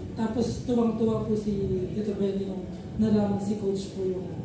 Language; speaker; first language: Filipino; native; Filipino